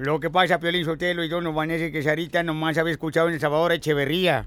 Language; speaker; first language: Spanish; native; Spanish